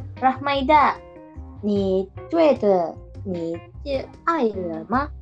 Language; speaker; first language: Chinese; non-native, learner; Indonesian